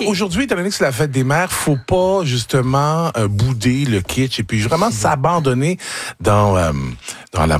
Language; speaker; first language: French; native; French